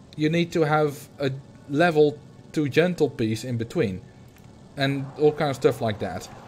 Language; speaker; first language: English; non-native, fluent; Dutch